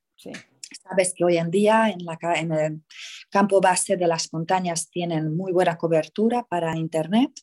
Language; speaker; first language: Spanish; non-native, fluent; Hungarian